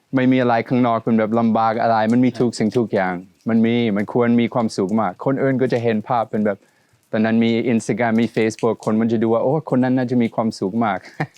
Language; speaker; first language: Thai; non-native, fluent; Swedish